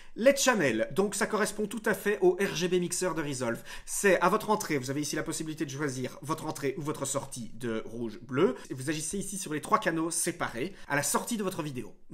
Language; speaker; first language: French; native; French